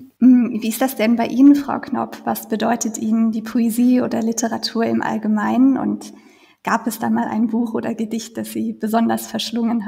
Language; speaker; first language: German; native; German